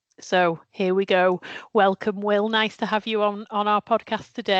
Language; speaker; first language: English; native; English